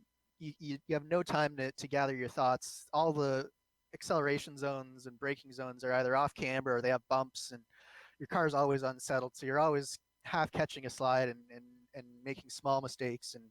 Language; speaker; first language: English; native; English